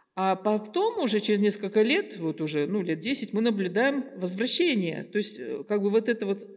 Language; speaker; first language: Russian; native; Russian